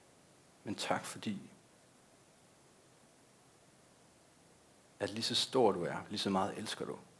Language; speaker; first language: Danish; native; Danish